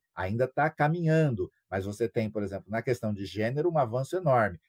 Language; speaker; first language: Portuguese; native; Portuguese